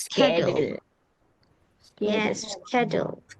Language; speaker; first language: English; non-native, fluent; Indonesian